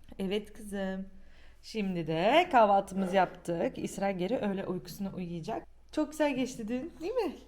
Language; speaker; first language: Turkish; early bilingual, heritage; Turkish